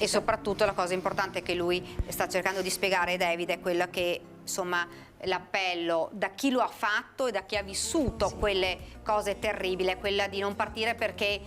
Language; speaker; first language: Italian; native; Italian